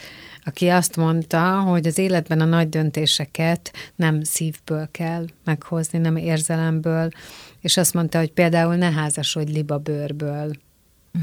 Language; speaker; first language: Hungarian; native; Hungarian